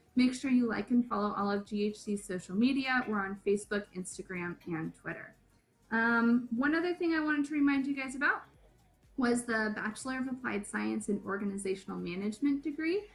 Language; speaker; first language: English; native; English